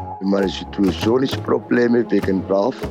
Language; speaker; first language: German; non-native, learner; Somali